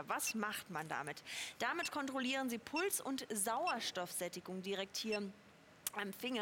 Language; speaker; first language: German; native; German